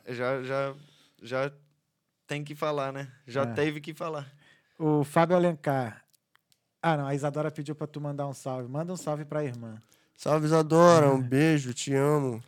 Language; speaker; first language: Portuguese; non-native, fluent; English